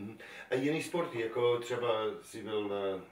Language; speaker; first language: Czech; non-native, learner; English